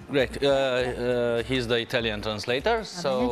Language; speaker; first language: English; non-native, fluent; Romanian